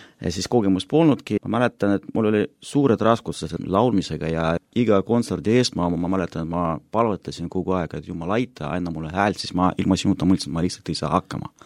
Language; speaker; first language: Estonian; non-native, local second language; Russian